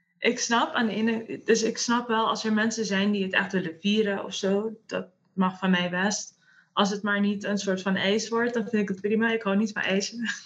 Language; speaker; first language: Dutch; native; Dutch